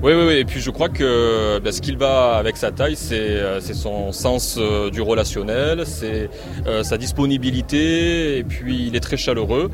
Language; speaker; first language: French; native; French